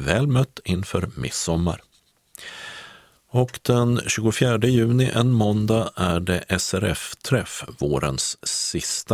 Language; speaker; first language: Swedish; native; Swedish